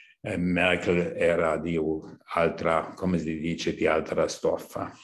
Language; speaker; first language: Italian; non-native, fluent; German